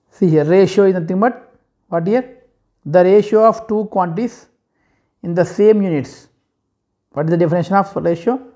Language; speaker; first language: English; non-native, local second language; Telugu